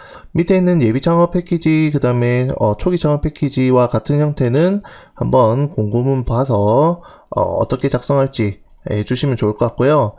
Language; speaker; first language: Korean; native; Korean